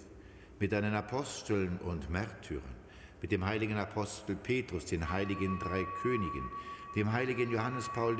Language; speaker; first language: German; native; German